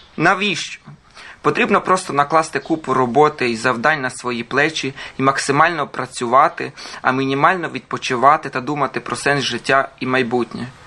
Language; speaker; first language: Ukrainian; early bilingual, heritage; Croatian